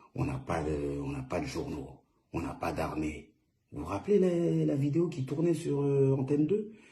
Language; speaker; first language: French; early bilingual, other home language; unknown